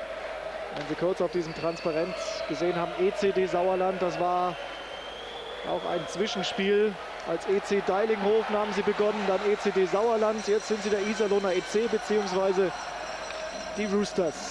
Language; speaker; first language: German; native; German